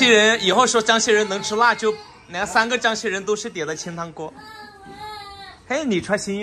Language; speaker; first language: Chinese; native; Chinese